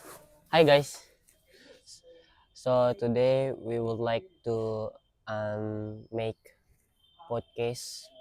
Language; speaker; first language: English; non-native, learner; Indonesian